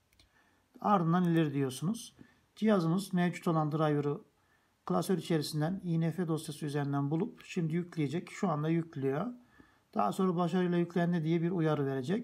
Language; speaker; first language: Turkish; native; Turkish